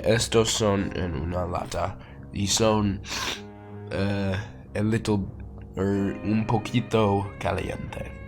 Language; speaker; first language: Spanish; non-native, learner; English